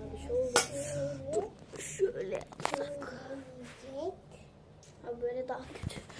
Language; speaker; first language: Turkish; early bilingual, other home language; Persian